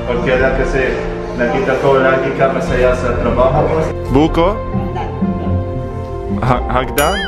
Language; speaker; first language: Filipino; non-native, learner; Arabic